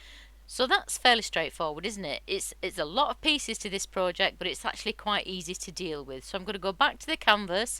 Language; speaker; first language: English; native; English